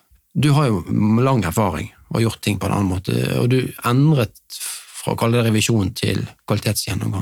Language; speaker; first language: Norwegian; native; Norwegian